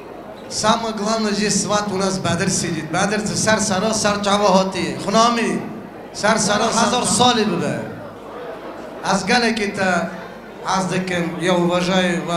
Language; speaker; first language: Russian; non-native, local second language; Kurdish